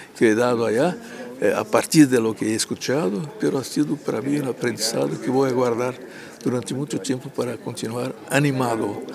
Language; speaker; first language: Spanish; non-native, fluent; Portuguese